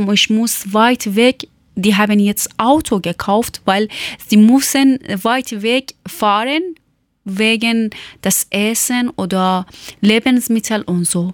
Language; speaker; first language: German; non-native, learner; Persian